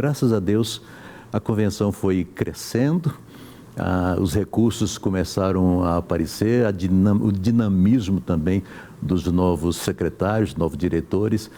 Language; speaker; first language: Portuguese; native; Portuguese